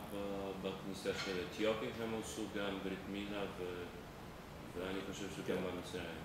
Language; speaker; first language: Hebrew; non-native, learner; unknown